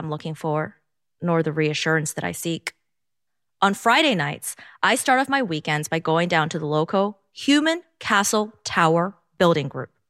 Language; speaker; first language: English; non-native, local second language; Cantonese